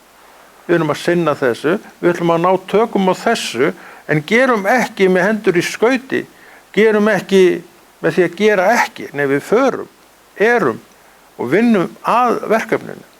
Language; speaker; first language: Icelandic; native; Icelandic